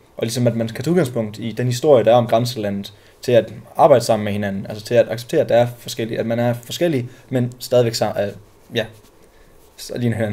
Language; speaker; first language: Danish; non-native, local second language; German